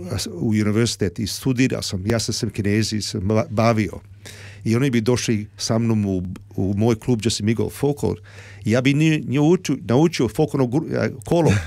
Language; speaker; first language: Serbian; early bilingual, heritage; Serbian